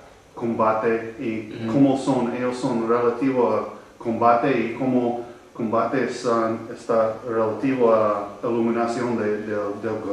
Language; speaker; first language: Spanish; non-native, learner; English